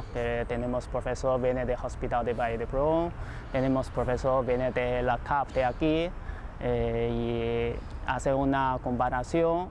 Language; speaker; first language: Spanish; non-native, fluent; Chinese